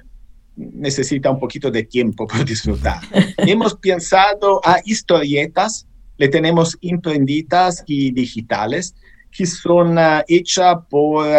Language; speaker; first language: Spanish; non-native, fluent; Italian